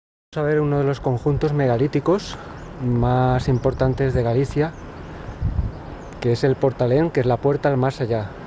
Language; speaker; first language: Spanish; native; Spanish